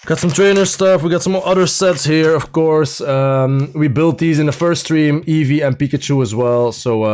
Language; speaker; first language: English; non-native, fluent; Dutch